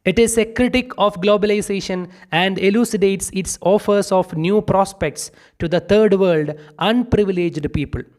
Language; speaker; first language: English; non-native, local second language; Malayalam